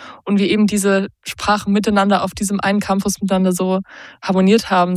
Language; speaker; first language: German; native; German